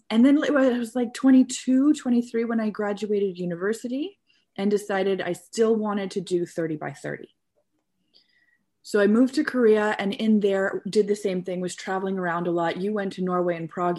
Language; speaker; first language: English; native; English